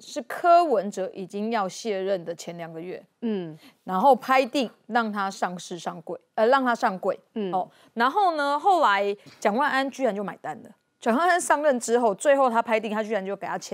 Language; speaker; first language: Chinese; native; Chinese